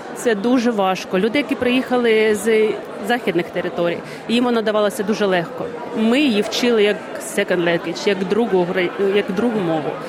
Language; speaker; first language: Ukrainian; non-native, local second language; Russian